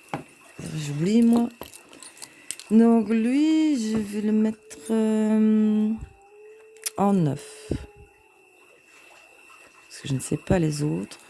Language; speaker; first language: French; native; French